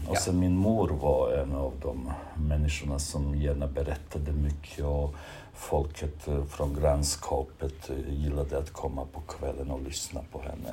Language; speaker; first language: Swedish; non-native, fluent; Bosnian